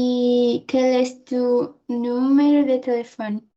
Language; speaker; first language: French; non-native, learner; Portuguese